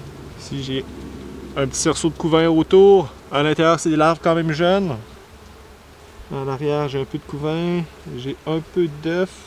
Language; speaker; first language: French; native; French